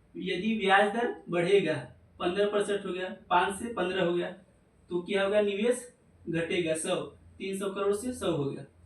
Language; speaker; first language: Hindi; native; Hindi